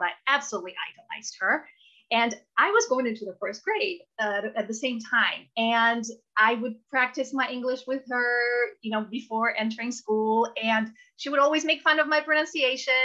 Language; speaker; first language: English; non-native, fluent; Russian